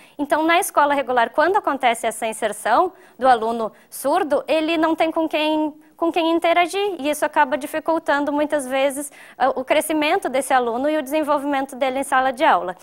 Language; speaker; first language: Portuguese; native; Portuguese